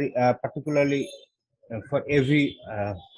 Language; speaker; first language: English; non-native, learner; Bangla